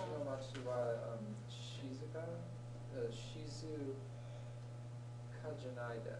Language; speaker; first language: Japanese; non-native, learner; English